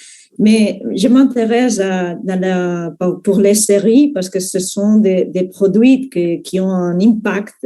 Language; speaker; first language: French; non-native, fluent; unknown